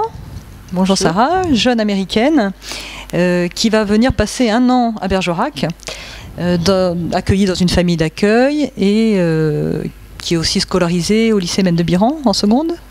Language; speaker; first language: French; native; French